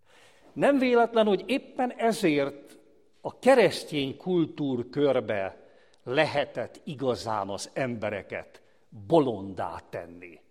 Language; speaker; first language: Hungarian; native; Hungarian